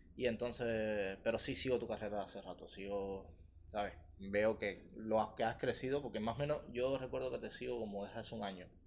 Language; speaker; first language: Spanish; native; Spanish